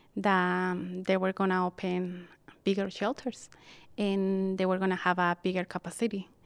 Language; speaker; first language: English; non-native, fluent; Spanish